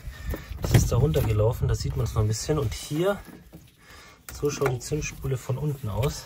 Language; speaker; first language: German; native; German